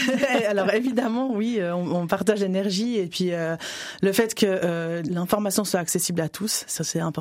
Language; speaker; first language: French; native; French